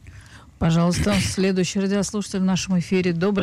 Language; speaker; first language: Russian; native; Russian